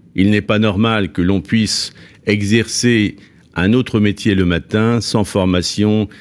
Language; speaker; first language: French; native; French